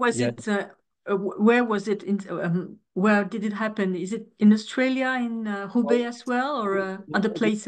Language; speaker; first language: English; non-native, fluent; French